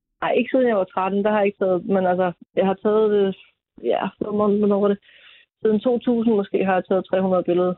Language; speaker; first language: Danish; native; Danish